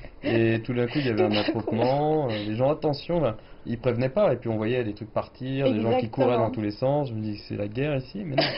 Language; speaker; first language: French; native; French